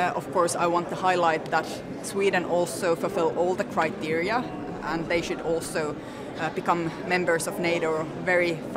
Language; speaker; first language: English; non-native, fluent; Finnish